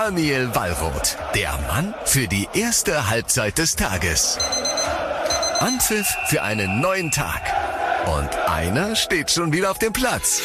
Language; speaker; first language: German; native; German